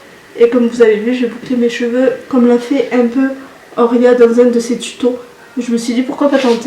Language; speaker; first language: French; native; French